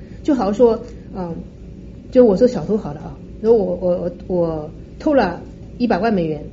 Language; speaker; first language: Chinese; native; Chinese